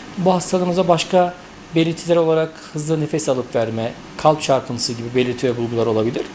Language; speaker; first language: Turkish; native; Turkish